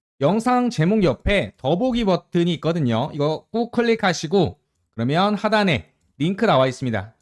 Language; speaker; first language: Korean; native; Korean